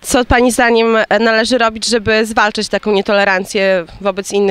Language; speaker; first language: Polish; native; Polish